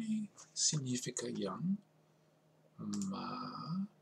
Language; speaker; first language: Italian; non-native, learner; English